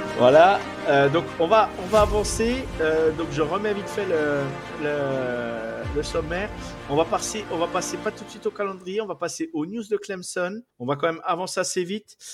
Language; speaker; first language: French; native; French